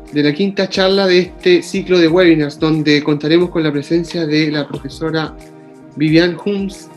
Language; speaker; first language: Spanish; native; Spanish